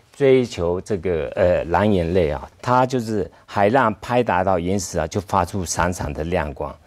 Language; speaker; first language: Chinese; native; Chinese